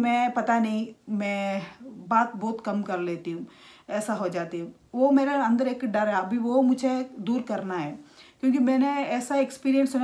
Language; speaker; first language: Hindi; non-native, local second language; Malayalam